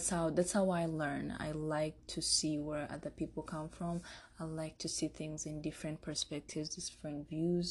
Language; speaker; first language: English; non-native, local second language; Kinyarwanda